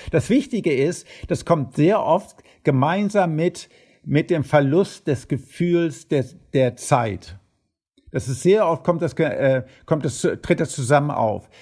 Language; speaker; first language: German; early bilingual, heritage; German